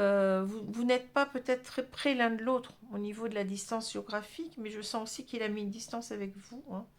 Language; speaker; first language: French; native; French